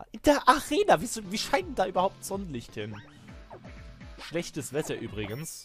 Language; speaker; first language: German; native; German